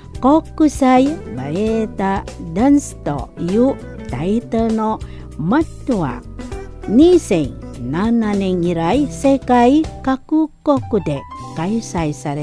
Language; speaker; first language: Japanese; non-native, learner; Indonesian